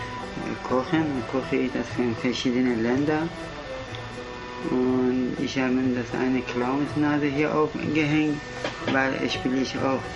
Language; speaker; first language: German; non-native, fluent; Kurdish